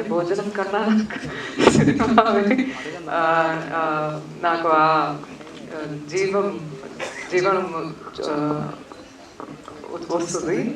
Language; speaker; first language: Telugu; non-native, learner; Tamil